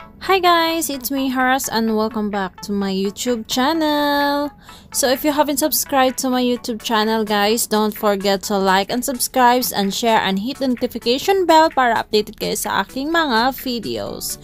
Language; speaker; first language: English; non-native, local second language; Filipino